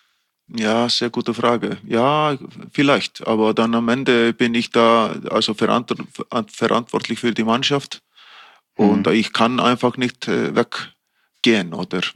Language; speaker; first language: German; non-native, fluent; Icelandic